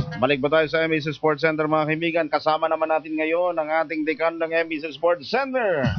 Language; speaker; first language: Filipino; native; Filipino